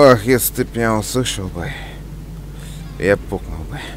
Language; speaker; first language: Russian; native; Russian